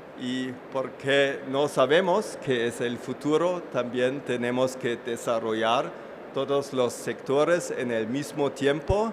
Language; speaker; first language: Spanish; non-native, fluent; German